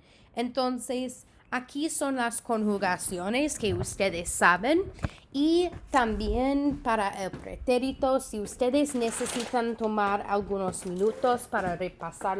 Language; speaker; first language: Spanish; non-native, fluent; English